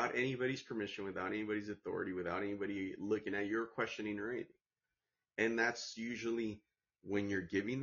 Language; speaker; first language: English; native; English